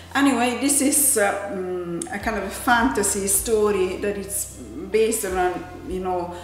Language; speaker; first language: English; non-native, fluent; Italian